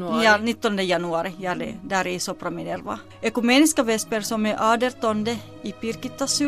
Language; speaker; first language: Swedish; non-native, local second language; Finnish